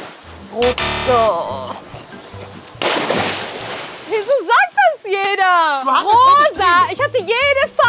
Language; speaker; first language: German; early bilingual, other home language; Turkish